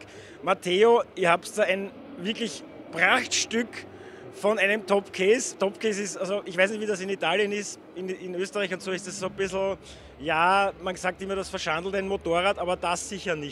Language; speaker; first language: German; native; German